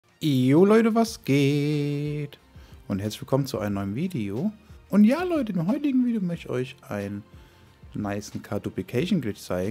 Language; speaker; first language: German; native; German